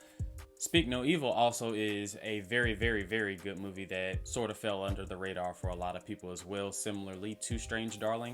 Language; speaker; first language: English; native; English